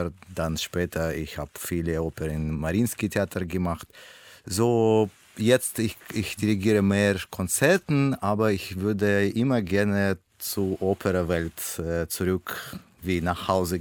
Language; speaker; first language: German; non-native, learner; Russian